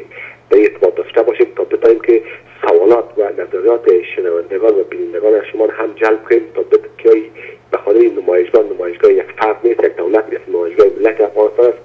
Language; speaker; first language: Persian; native; Persian